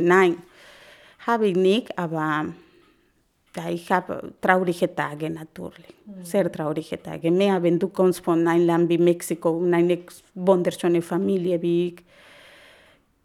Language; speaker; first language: German; non-native, learner; Spanish